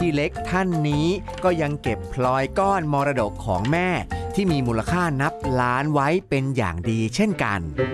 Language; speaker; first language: Thai; native; Thai